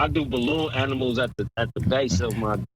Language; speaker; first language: English; native; English